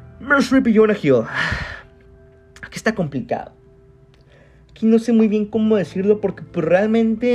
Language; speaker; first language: Spanish; native; Spanish